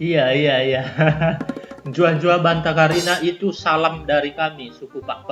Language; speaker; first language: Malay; non-native, local second language; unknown